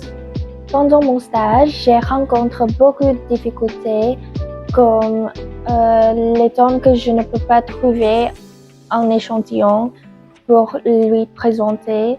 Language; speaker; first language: French; non-native, learner; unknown